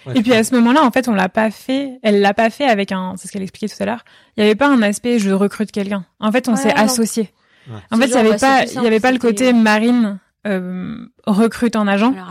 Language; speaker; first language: French; native; French